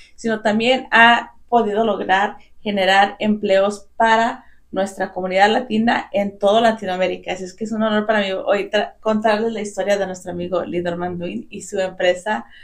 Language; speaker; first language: Spanish; early bilingual, heritage; Spanish